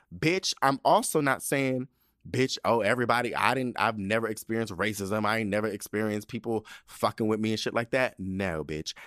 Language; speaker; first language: English; early bilingual, other home language; Spanish